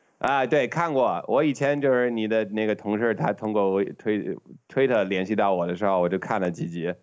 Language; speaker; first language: Chinese; non-native, fluent; English